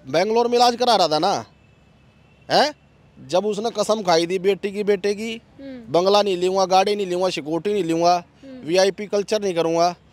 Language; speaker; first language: Hindi; native; Hindi